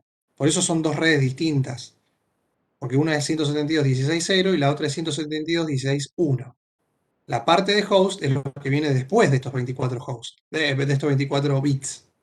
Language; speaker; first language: Spanish; native; Spanish